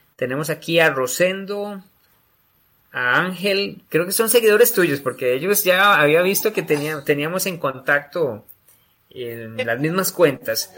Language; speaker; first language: Spanish; native; Spanish